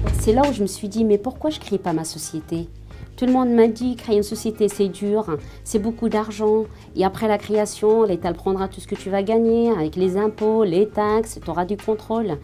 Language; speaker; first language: French; non-native, local second language; Arabic